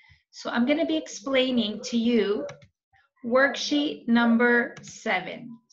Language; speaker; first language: English; non-native, fluent; Spanish